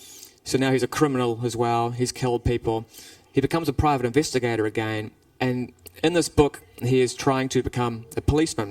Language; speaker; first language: English; native; English